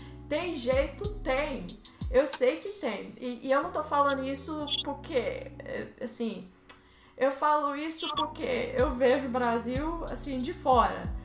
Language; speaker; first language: Portuguese; early bilingual, heritage; Portuguese